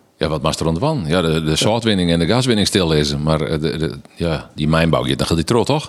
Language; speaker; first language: Dutch; non-native, local second language; Western Frisian